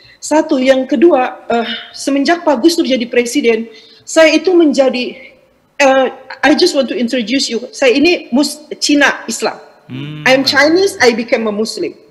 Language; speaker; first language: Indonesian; native; Indonesian